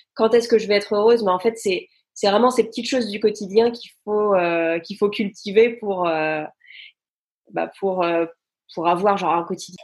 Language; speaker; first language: French; native; French